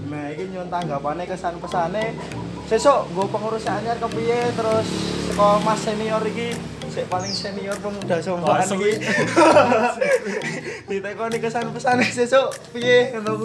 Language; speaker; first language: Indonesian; non-native, local second language; Javanese